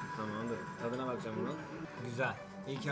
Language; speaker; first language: Turkish; native; Turkish